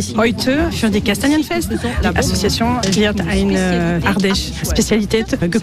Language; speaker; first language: German; non-native, learner; French